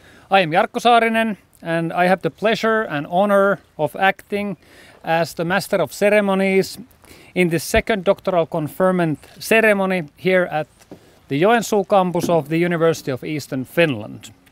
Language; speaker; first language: English; non-native, fluent; Finnish